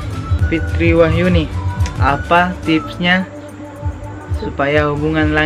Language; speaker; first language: Indonesian; native; Indonesian